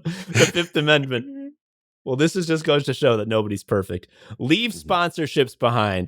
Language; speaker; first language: English; native; English